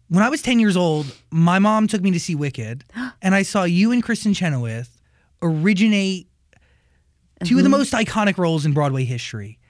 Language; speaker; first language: English; native; English